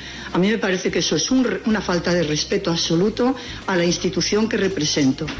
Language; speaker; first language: Spanish; native; Spanish